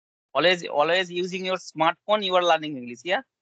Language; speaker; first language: English; non-native, learner; Bangla